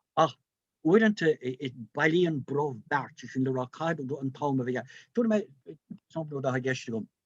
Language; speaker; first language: Irish; non-native, local second language; English